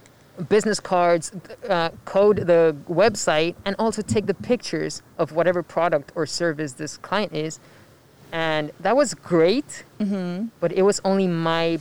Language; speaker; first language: English; non-native, fluent; Spanish